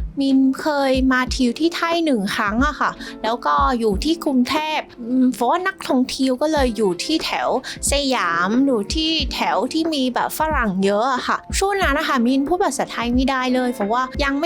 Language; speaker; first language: Thai; non-native, fluent; Vietnamese